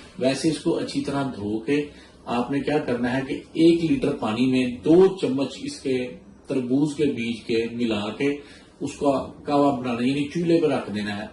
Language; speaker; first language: Urdu; non-native, local second language; Punjabi